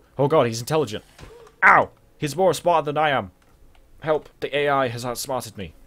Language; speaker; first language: English; native; English